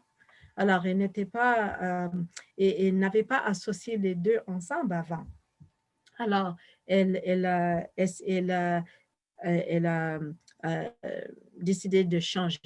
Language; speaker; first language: French; non-native, fluent; English